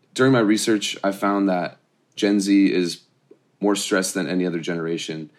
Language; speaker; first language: English; native; English